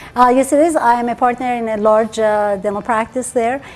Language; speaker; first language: English; early bilingual, other home language; Persian